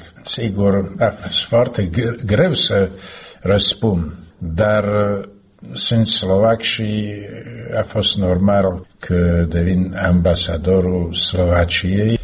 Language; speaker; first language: Romanian; non-native, learner; Slovak